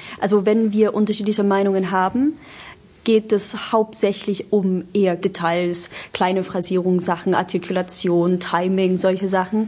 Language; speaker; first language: German; non-native, fluent; English